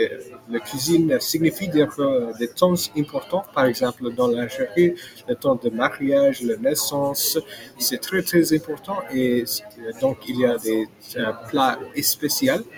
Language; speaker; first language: French; non-native, learner; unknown